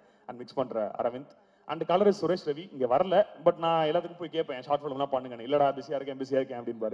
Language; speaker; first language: Tamil; native; Tamil